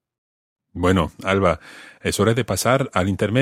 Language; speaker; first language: Spanish; non-native, fluent; English